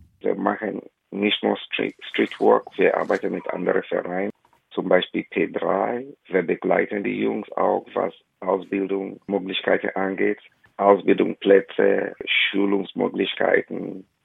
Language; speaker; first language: German; non-native, fluent; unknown